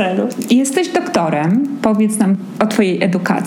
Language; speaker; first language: Polish; native; Polish